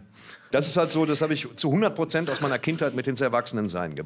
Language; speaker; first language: German; native; German